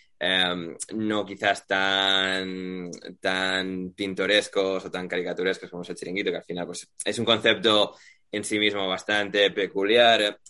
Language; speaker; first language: Spanish; native; Spanish